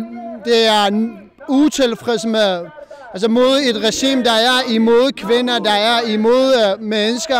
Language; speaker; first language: Danish; non-native, fluent; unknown